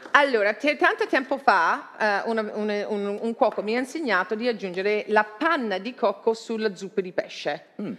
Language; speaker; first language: Italian; non-native, fluent; English